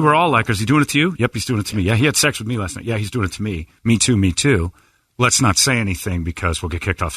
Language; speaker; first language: English; native; English